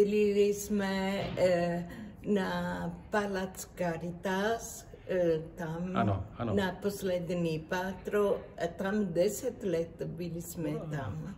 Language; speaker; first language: Czech; non-native, learner; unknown